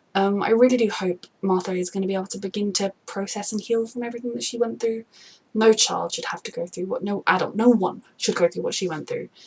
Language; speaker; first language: English; native; English